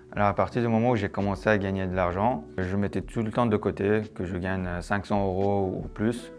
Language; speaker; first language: French; non-native, fluent; Persian